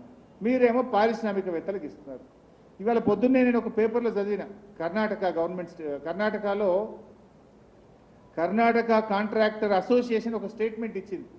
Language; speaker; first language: Telugu; native; Telugu